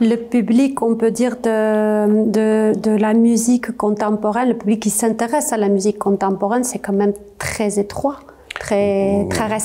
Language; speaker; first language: French; non-native, fluent; Armenian